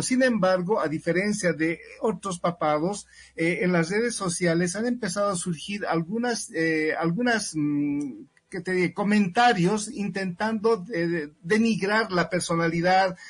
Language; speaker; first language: Spanish; native; Spanish